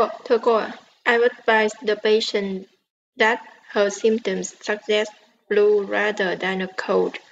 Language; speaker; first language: English; non-native, learner; Vietnamese